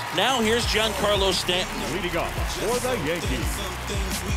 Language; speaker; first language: English; native; English